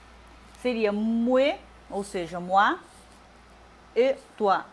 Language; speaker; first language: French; non-native, fluent; Portuguese